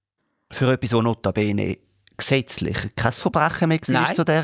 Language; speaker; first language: German; native; German